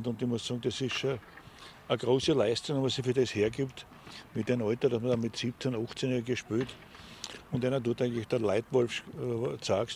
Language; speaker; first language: German; native; German